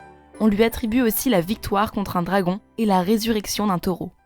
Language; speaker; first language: French; native; French